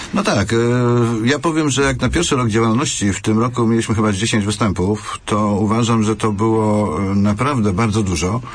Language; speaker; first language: Polish; native; Polish